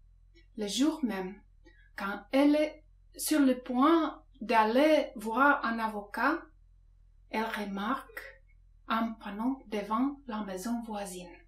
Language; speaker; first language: French; non-native, fluent; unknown